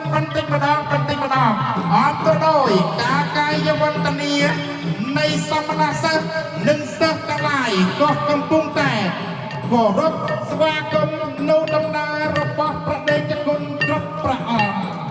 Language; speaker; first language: Khmer; native; Khmer